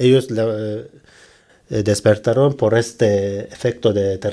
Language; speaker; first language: Spanish; non-native, learner; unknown